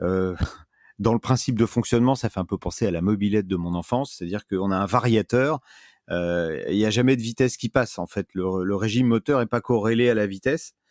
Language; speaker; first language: French; native; French